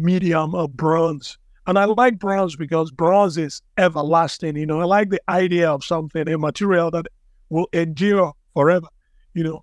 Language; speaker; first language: English; non-native, local second language; Igbo